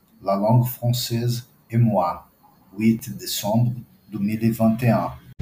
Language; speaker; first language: French; non-native, fluent; Portuguese